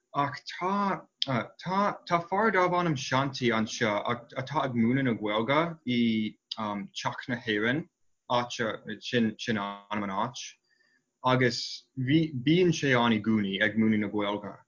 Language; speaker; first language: Irish; non-native, fluent; English